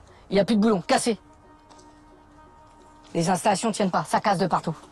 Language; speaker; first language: French; native; French